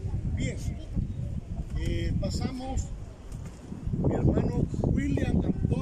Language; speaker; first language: Spanish; native; Spanish